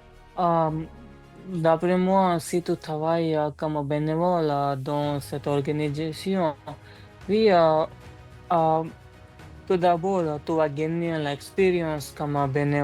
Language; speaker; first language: French; non-native, learner; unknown